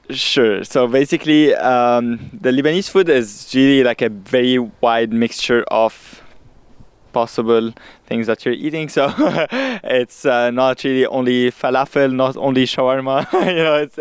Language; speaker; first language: English; non-native, fluent; Arabic